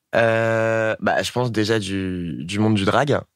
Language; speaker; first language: French; native; French